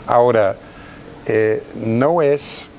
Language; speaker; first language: Spanish; non-native, fluent; English